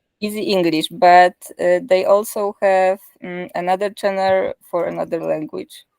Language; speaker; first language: English; non-native, learner; Polish